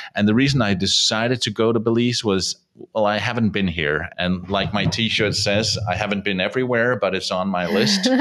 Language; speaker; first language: English; non-native, fluent; Danish